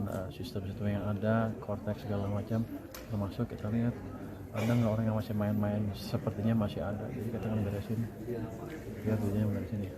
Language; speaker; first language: Indonesian; native; Indonesian